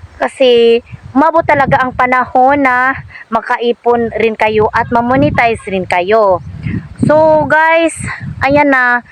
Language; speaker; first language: Filipino; non-native, local second language; Cebuano